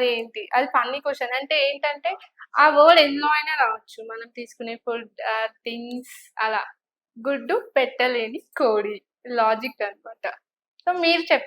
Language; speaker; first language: Telugu; native; Telugu